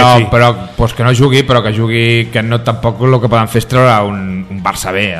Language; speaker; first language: Catalan; native; Catalan